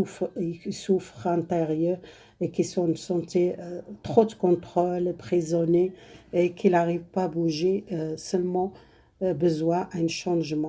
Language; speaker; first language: French; non-native, learner; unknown